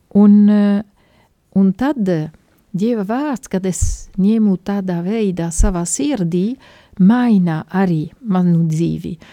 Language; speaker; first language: Latvian; non-native, fluent; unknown